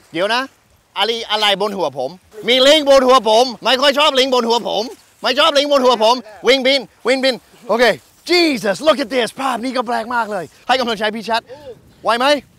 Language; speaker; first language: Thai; non-native, fluent; English